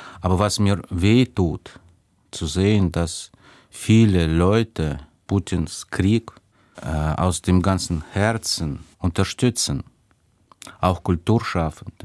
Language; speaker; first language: German; non-native, fluent; Russian